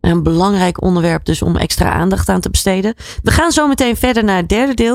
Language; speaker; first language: Dutch; native; Dutch